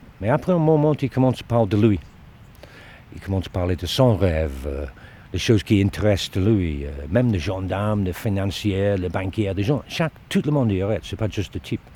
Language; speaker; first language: French; non-native, learner; Dutch